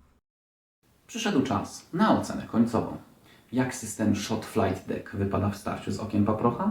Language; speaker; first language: Polish; native; Polish